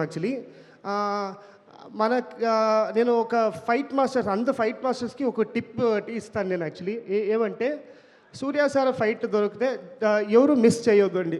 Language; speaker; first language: Telugu; non-native, local second language; Kannada